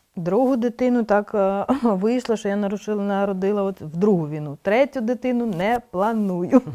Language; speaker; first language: Ukrainian; non-native, local second language; Russian